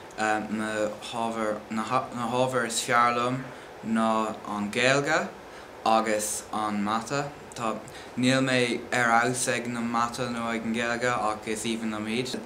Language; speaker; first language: Irish; non-native, local second language; English